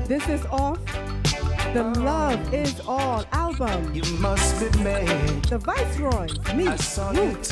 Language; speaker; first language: English; native; English